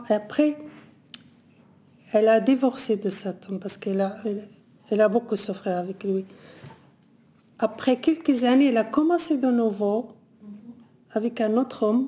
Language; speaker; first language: French; non-native, learner; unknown